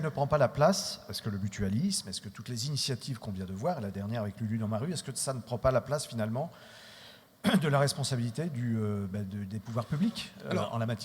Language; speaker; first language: French; native; French